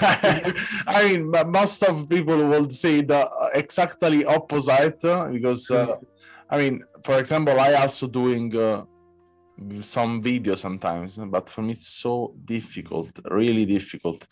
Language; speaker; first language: English; non-native, learner; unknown